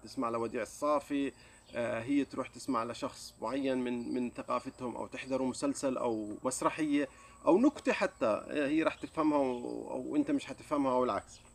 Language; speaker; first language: Arabic; native; Arabic